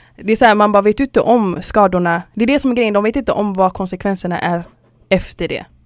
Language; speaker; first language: Swedish; early bilingual, other home language; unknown